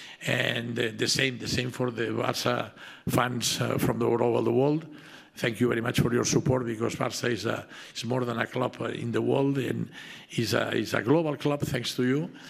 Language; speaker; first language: English; non-native, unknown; Catalan